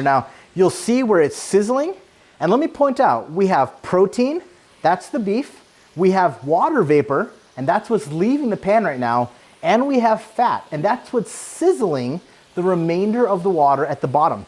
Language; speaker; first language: English; native; English